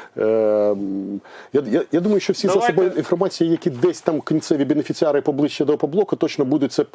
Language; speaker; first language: Ukrainian; native; Ukrainian